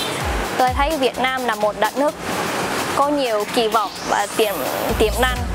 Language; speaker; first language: Vietnamese; non-native, fluent; Japanese